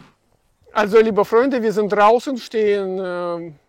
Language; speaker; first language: German; non-native, fluent; Russian